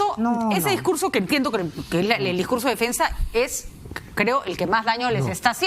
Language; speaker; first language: Spanish; native; Spanish